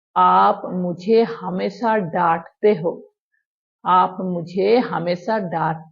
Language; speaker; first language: Hindi; non-native, fluent; Bangla